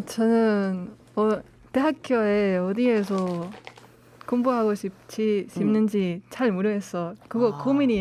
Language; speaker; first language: Korean; non-native, learner; Spanish